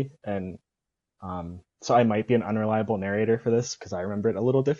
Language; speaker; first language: English; native; English